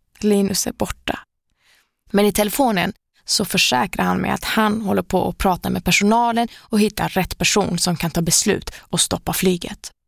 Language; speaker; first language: Swedish; early bilingual, other home language; Persian